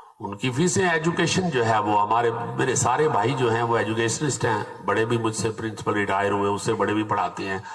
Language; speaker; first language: Urdu; non-native, local second language; Punjabi